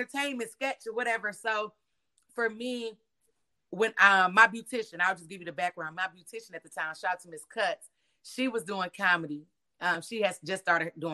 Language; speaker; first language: English; native; English